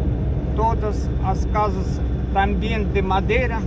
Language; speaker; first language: Spanish; non-native, learner; Russian